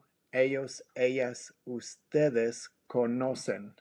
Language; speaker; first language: Spanish; non-native, fluent; English